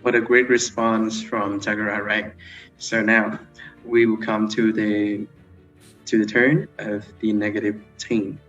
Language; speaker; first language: English; non-native, fluent; Vietnamese